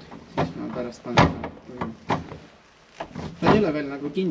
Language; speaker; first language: Estonian; native; Estonian